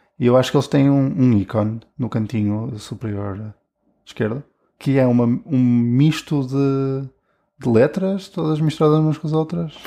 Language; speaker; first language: Portuguese; native; Portuguese